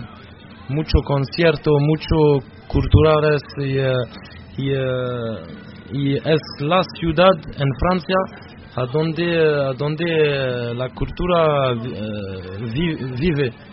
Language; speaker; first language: Spanish; non-native, learner; French